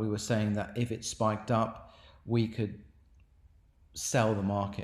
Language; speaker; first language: English; native; English